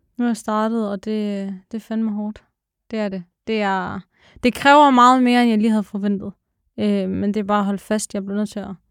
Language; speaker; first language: Danish; early bilingual, other home language; Arabic